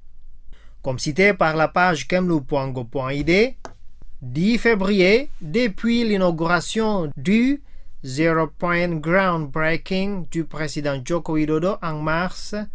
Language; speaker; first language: French; non-native, fluent; Indonesian